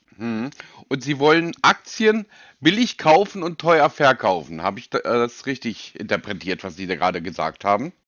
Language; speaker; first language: German; native; German